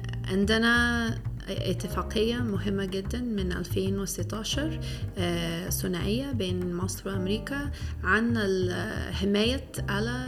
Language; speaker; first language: Arabic; non-native, fluent; English